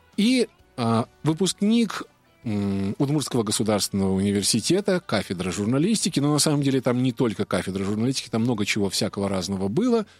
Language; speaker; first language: Russian; native; Russian